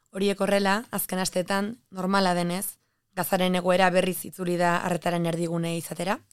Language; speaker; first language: Basque; native; Basque